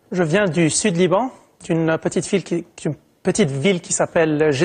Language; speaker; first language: French; non-native, local second language; Arabic